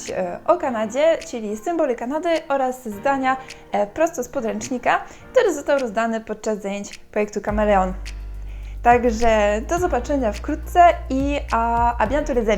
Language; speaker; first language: Polish; non-native, fluent; French